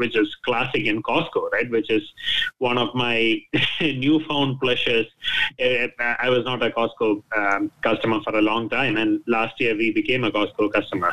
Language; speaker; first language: English; non-native, local second language; Malayalam